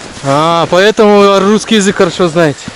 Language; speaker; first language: Russian; native; Russian